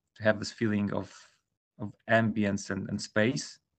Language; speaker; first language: English; non-native, fluent; Polish